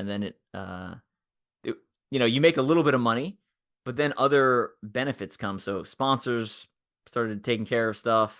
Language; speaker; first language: English; native; English